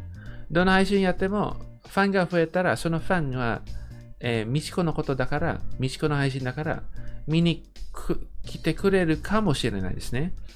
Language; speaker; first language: Japanese; non-native, fluent; English